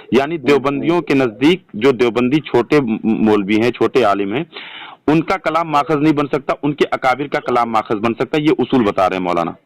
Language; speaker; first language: Urdu; native; Urdu